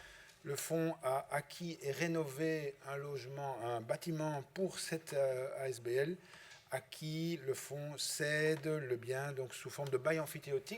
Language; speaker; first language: French; native; French